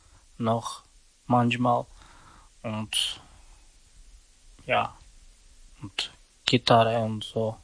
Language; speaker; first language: German; non-native, learner; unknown